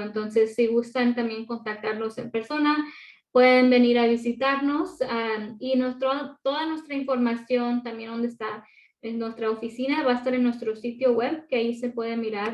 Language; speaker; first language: Spanish; early bilingual, other home language; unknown